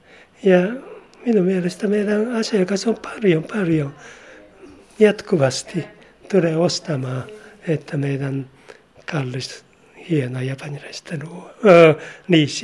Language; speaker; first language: Finnish; non-native, learner; Japanese